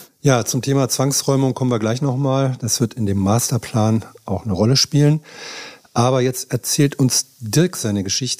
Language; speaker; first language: German; native; German